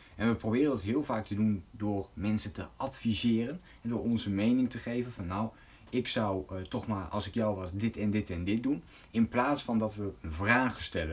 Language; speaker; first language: Dutch; native; Dutch